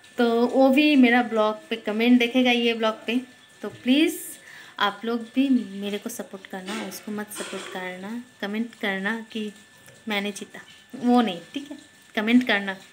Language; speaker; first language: Hindi; non-native, local second language; Bangla